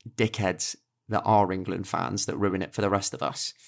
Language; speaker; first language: English; native; English